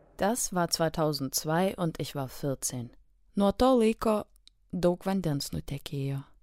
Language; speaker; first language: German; non-native, fluent; Lithuanian